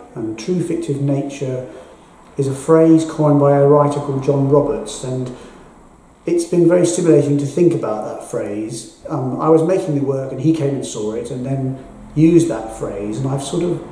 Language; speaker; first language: English; native; English